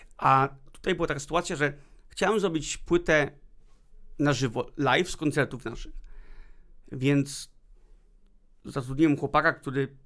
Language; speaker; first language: Polish; early bilingual, heritage; Polish